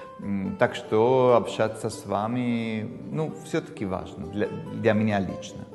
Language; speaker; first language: Russian; non-native, fluent; Italian